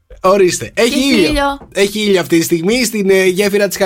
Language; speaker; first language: Greek; native; Greek